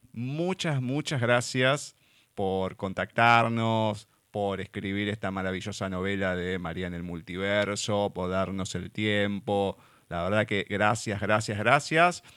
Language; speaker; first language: Spanish; native; Spanish